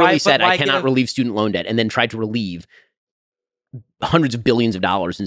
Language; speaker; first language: English; native; English